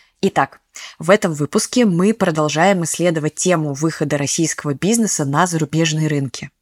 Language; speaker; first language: Russian; native; Russian